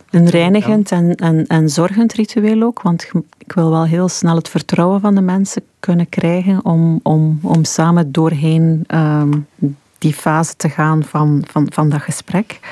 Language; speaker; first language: Dutch; native; Dutch